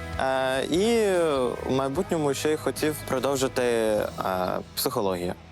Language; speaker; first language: Ukrainian; non-native, fluent; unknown